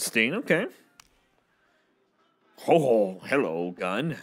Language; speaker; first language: English; native; English